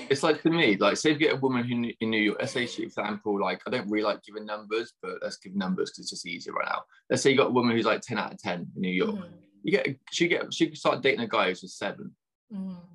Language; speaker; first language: English; native; English